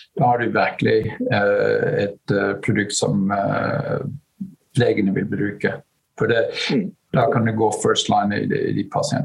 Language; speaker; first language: Norwegian; non-native, fluent; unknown